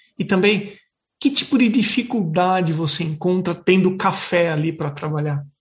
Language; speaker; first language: Portuguese; native; Portuguese